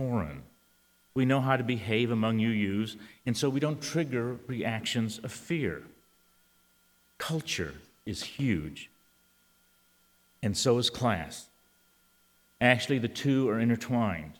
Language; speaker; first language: English; early bilingual, other home language; Spanish